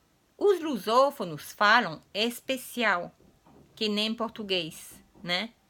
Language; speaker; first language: Portuguese; non-native, fluent; French